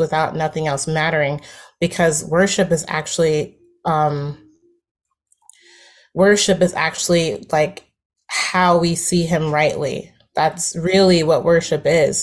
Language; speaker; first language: English; native; English